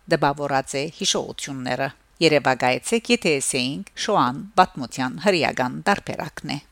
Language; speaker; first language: Armenian; early bilingual, heritage; Armenian